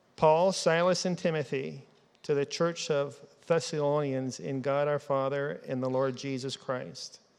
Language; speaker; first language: English; native; English